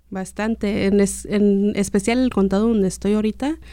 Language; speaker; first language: Spanish; early bilingual, heritage; Spanish